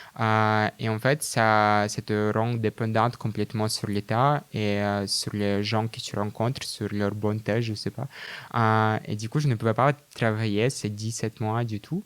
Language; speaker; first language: French; non-native, fluent; Russian